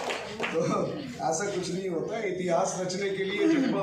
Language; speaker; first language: Hindi; native; Hindi